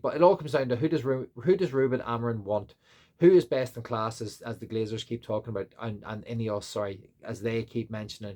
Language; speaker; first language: English; native; English